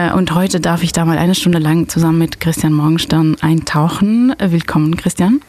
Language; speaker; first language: German; non-native, fluent; Dutch